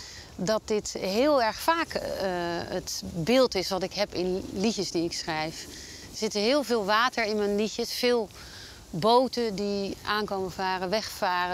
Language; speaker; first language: Dutch; native; Dutch